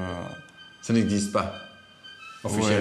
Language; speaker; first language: French; non-native, learner; Dutch